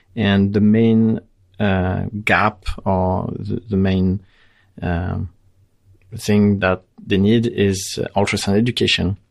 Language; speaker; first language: English; non-native, fluent; French